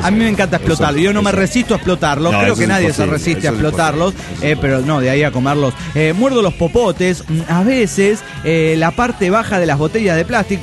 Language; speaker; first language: Spanish; native; Spanish